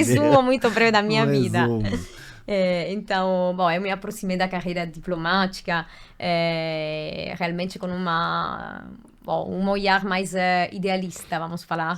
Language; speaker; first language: Portuguese; non-native, fluent; Italian